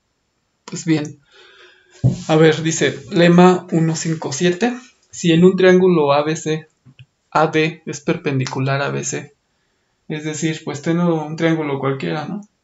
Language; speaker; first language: Spanish; native; Spanish